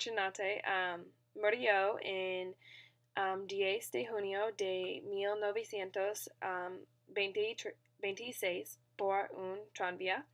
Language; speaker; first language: Spanish; non-native, learner; English